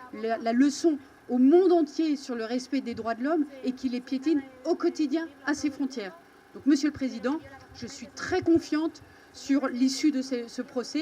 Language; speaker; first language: French; native; French